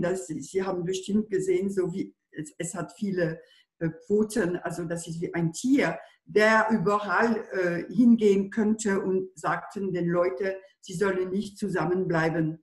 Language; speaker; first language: German; non-native, fluent; French